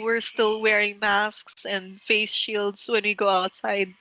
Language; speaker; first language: English; non-native, local second language; Filipino